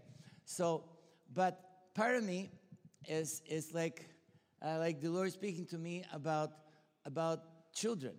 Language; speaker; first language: English; non-native, fluent; Bulgarian